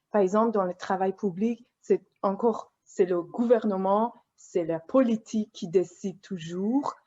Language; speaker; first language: French; non-native, fluent; Persian